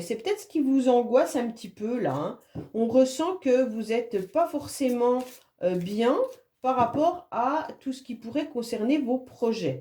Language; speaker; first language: French; native; French